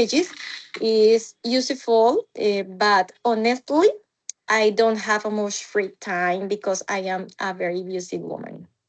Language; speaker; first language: English; non-native, learner; Spanish